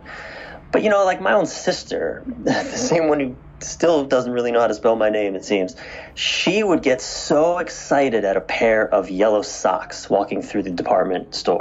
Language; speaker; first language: English; native; English